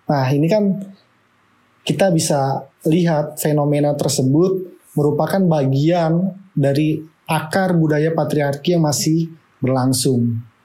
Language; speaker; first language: Indonesian; native; Indonesian